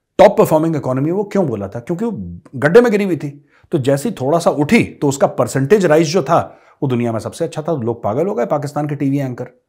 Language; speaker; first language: Hindi; native; Hindi